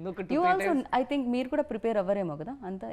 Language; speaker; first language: Telugu; native; Telugu